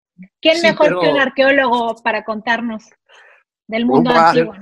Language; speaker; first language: Spanish; native; Spanish